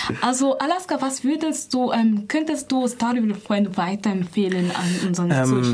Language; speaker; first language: German; non-native, fluent; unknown